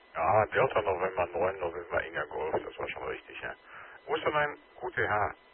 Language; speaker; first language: German; native; German